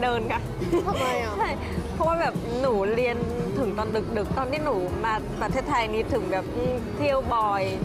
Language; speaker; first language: Thai; non-native, fluent; Vietnamese